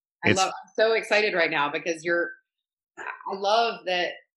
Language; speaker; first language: English; native; English